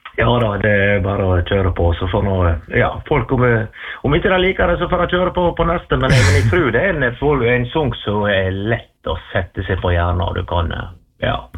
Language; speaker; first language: Norwegian; native; Norwegian